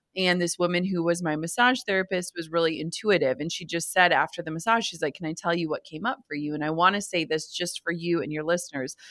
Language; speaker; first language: English; native; English